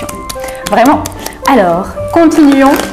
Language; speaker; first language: French; native; French